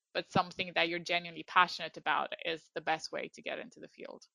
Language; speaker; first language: English; non-native, fluent; Romanian